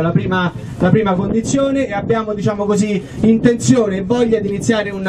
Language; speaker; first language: Italian; native; Italian